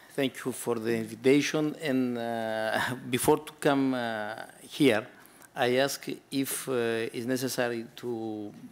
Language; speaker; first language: English; non-native, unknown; Greek